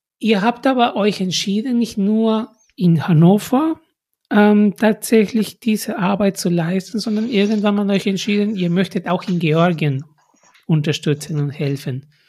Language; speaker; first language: German; non-native, fluent; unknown